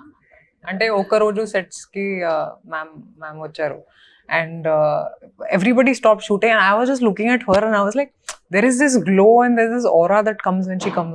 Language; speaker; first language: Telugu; non-native, local second language; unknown